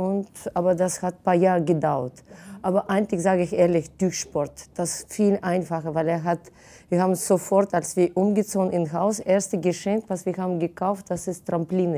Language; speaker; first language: German; non-native, fluent; Russian